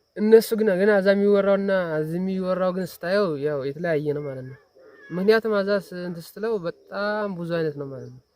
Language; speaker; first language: Amharic; non-native, local second language; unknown